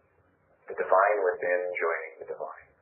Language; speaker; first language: English; native; English